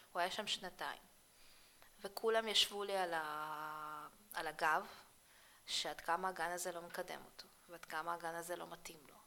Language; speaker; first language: Hebrew; early bilingual, other home language; Russian